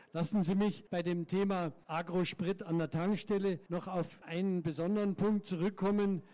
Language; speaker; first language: German; native; German